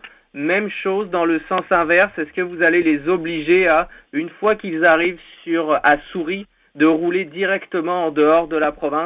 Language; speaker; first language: French; native; French